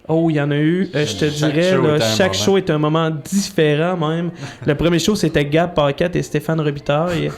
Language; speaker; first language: French; native; French